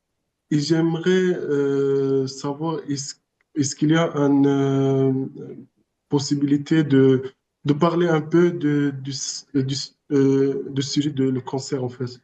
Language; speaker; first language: French; non-native, learner; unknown